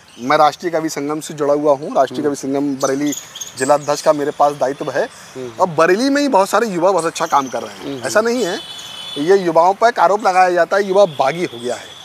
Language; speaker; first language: Hindi; native; Hindi